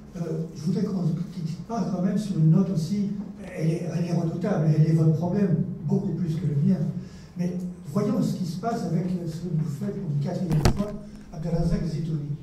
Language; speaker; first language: French; native; French